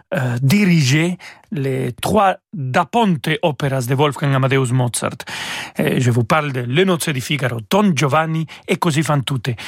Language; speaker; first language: French; non-native, fluent; Spanish